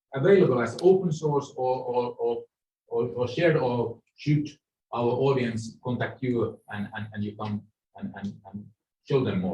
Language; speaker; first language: English; non-native, fluent; Finnish